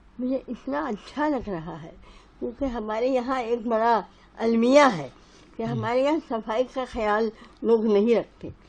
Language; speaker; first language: Urdu; native; Urdu